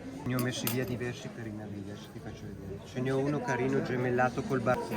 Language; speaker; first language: Italian; native; Italian